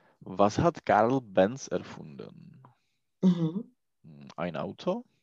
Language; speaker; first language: German; non-native, learner; Czech